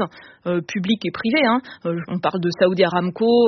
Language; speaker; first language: French; native; French